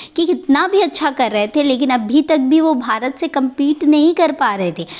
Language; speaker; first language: Hindi; native; Hindi